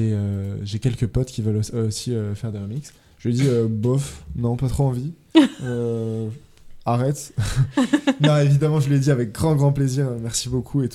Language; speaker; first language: French; native; French